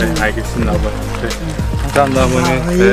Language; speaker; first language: Korean; non-native, learner; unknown